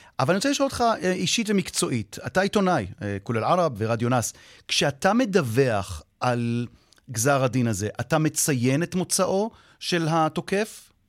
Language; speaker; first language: Hebrew; native; Hebrew